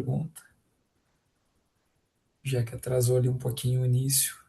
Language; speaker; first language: Portuguese; native; Portuguese